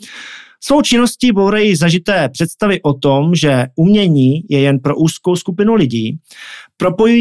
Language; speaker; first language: Czech; native; Czech